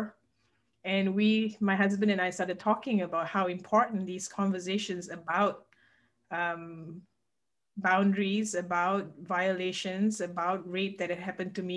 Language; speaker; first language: English; non-native, local second language; Malay